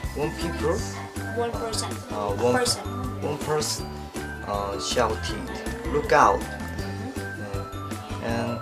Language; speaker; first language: English; non-native, learner; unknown